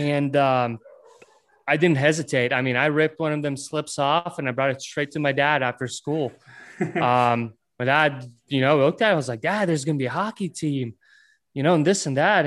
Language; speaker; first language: English; non-native, fluent; Latvian